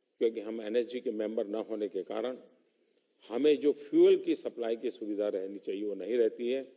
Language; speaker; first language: Hindi; non-native, local second language; Gujarati